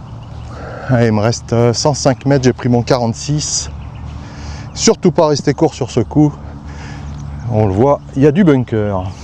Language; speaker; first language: French; native; French